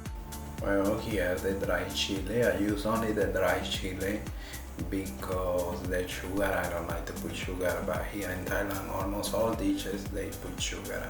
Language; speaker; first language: English; non-native, learner; Spanish